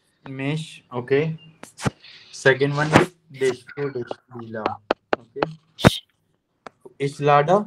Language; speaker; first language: English; non-native, local second language; Hindi